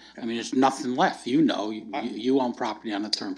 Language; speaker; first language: English; native; English